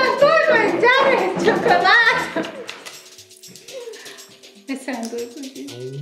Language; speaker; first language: Italian; non-native, fluent; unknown